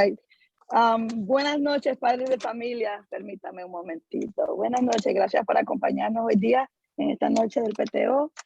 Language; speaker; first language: Spanish; native; Spanish